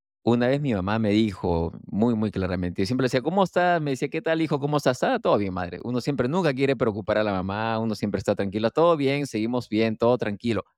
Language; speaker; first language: Spanish; native; Spanish